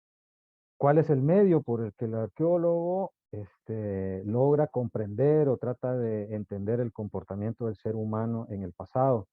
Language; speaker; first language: Spanish; native; Spanish